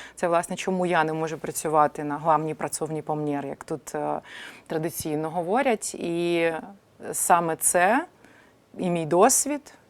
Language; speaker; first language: Ukrainian; native; Ukrainian